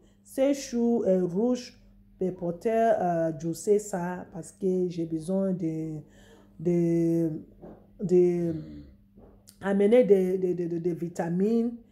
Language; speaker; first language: French; non-native, fluent; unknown